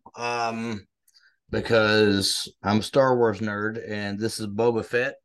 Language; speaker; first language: English; native; English